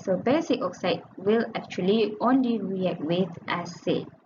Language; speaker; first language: English; non-native, local second language; Malay